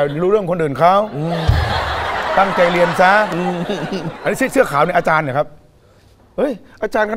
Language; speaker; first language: Thai; native; Thai